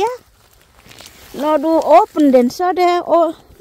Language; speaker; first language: Danish; non-native, learner; Indonesian